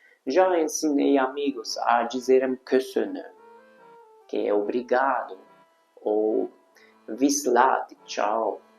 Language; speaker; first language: Portuguese; non-native, fluent; Hungarian